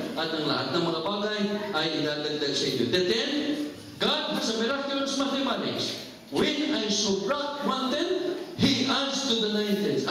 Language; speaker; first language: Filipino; non-native, local second language; Cebuano